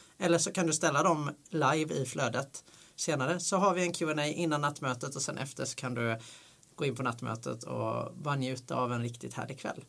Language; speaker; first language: Swedish; native; Swedish